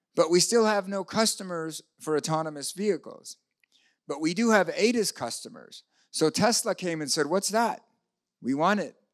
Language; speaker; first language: English; native; English